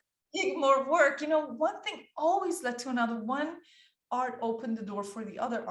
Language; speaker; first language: English; early bilingual, other home language; Persian